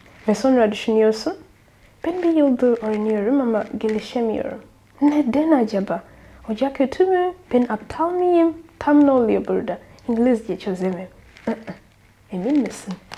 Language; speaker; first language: Turkish; non-native, fluent; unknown